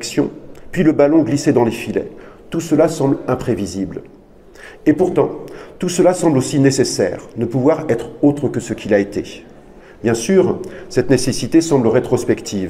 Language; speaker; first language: French; native; French